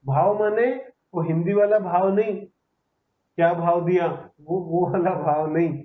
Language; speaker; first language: Hindi; non-native, local second language; Kannada